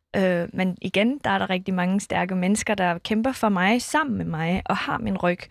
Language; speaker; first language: Danish; early bilingual, other home language; Kurdish